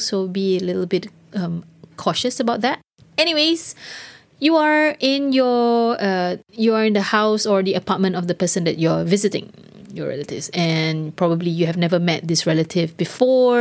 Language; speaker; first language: English; non-native, local second language; Malay